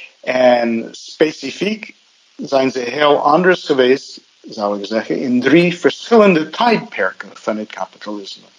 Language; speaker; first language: Dutch; non-native, fluent; English